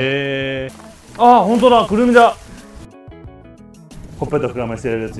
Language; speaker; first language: Japanese; native; Japanese